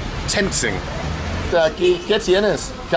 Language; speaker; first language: Spanish; non-native, learner; English